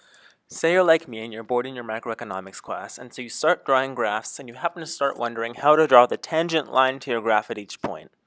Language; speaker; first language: English; native; English